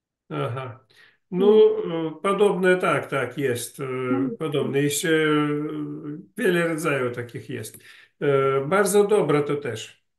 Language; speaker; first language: Polish; non-native, learner; Ukrainian